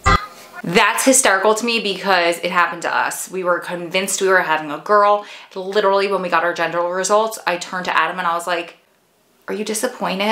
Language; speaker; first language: English; native; English